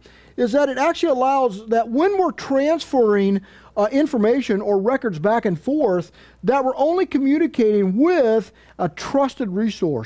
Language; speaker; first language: English; native; English